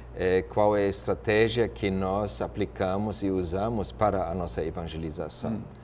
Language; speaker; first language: Portuguese; non-native, fluent; German